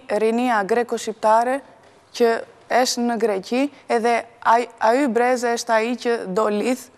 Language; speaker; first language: Albanian; early bilingual, heritage; Albanian